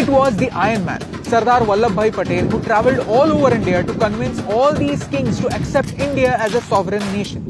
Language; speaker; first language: English; non-native, local second language; Hindi